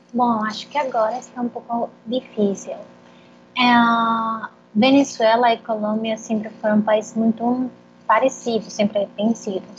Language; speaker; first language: Portuguese; non-native, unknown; Spanish